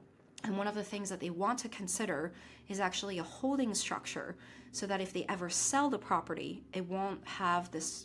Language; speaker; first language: English; native; English